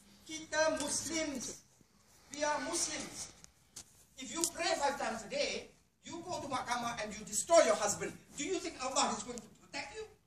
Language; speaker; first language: English; non-native, local second language; Malay